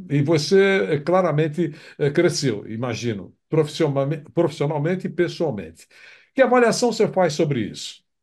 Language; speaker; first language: Portuguese; native; Portuguese